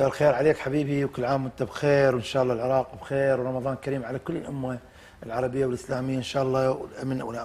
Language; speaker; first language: Arabic; native; Arabic